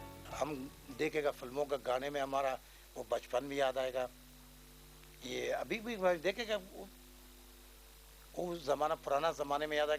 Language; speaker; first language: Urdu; non-native, learner; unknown